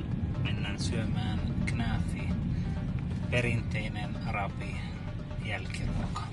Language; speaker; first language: Finnish; non-native, fluent; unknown